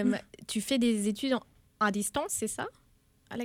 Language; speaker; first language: French; non-native, fluent; German